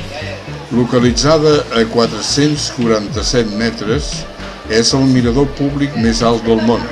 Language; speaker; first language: Catalan; native; Catalan